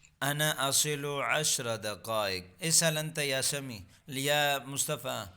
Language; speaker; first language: Arabic; non-native, fluent; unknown